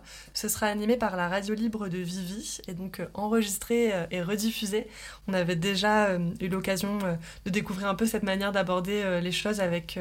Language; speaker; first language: French; native; French